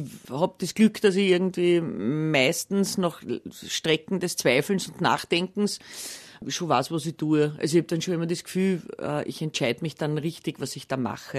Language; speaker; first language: German; native; German